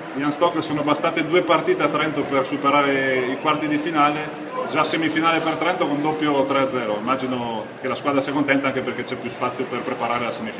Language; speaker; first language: Italian; native; Italian